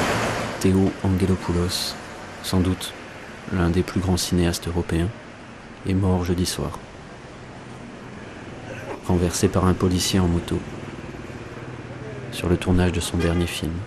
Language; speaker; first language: French; native; French